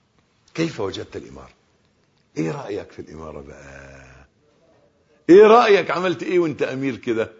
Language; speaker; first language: Arabic; native; Arabic